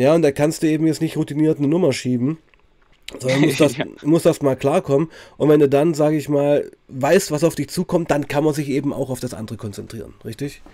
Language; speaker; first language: German; native; German